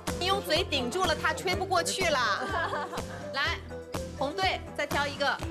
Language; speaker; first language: Chinese; native; Chinese